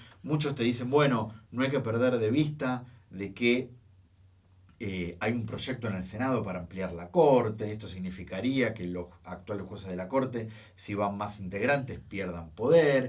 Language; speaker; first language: Spanish; native; Spanish